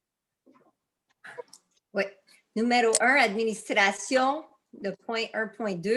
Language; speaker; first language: French; native; French